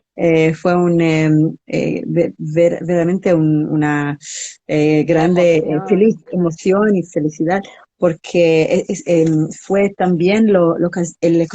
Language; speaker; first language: Spanish; non-native, learner; English